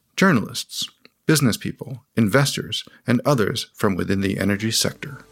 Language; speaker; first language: English; native; English